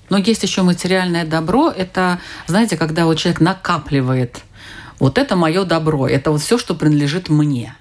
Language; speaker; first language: Russian; native; Russian